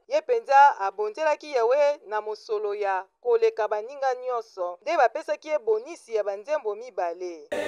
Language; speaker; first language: Lingala; non-native, local second language; Kongo